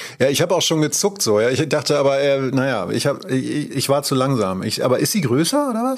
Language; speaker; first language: German; native; German